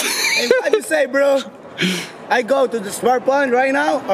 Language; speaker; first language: English; non-native, learner; Spanish